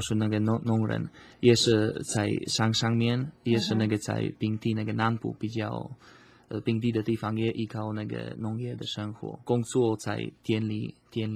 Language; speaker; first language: Chinese; non-native, fluent; Slovak